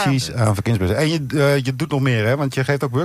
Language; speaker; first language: Dutch; native; Dutch